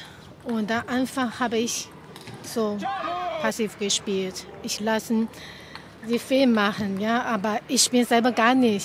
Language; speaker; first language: German; non-native, fluent; Chinese